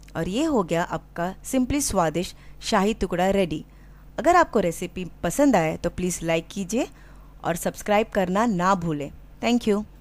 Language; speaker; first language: Hindi; non-native, local second language; Marathi